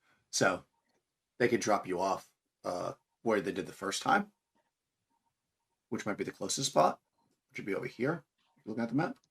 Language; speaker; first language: English; native; English